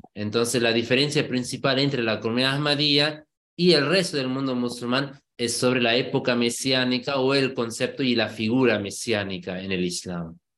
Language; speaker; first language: Spanish; non-native, fluent; German